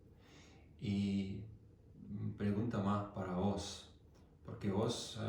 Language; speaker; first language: Spanish; non-native, fluent; Russian